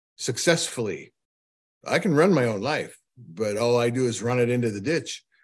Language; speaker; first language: English; native; English